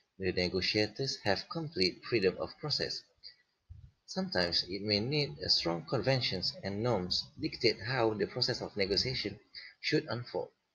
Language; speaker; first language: English; non-native, local second language; Malay